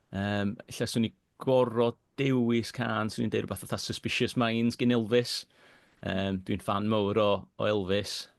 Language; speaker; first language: Welsh; native; Welsh